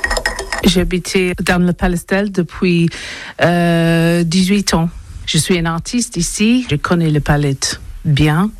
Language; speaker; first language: French; non-native, learner; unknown